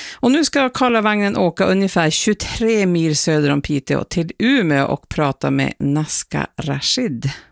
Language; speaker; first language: Swedish; native; Swedish